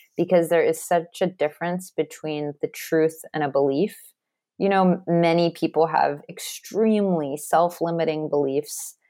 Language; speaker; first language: English; native; English